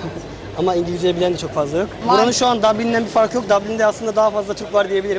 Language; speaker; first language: Turkish; native; Turkish